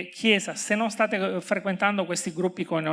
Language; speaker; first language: Italian; native; Italian